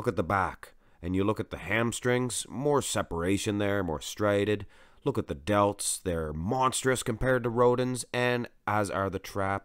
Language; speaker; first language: English; native; English